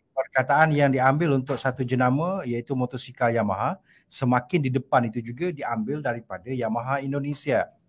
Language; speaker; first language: Malay; native; Malay